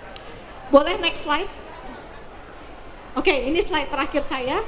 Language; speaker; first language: Indonesian; native; Indonesian